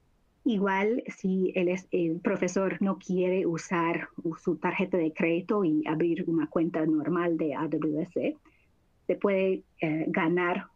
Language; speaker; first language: Spanish; non-native, fluent; English